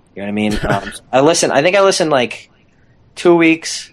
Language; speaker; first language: English; native; English